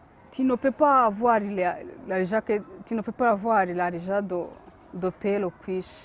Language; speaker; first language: French; non-native, local second language; Kinyarwanda